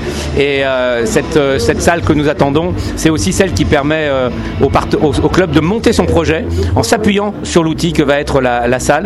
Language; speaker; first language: French; native; French